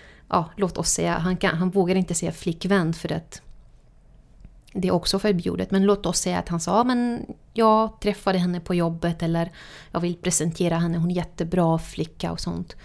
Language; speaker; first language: Swedish; non-native, fluent; Arabic